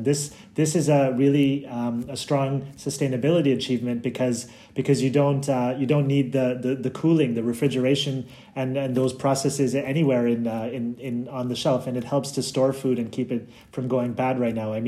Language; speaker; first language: English; native; English